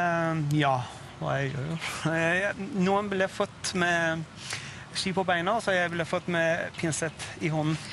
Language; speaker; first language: Norwegian; non-native, fluent; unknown